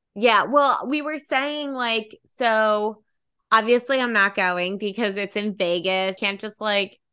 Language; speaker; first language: English; native; English